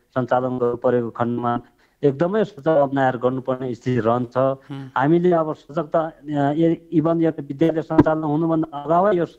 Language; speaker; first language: Nepali; non-native, local second language; Tibetan